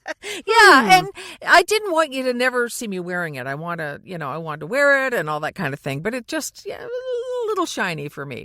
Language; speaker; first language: English; native; English